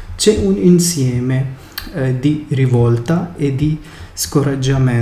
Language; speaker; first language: Italian; non-native, fluent; Urdu